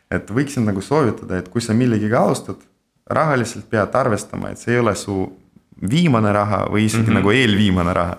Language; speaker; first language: Estonian; non-native, local second language; Russian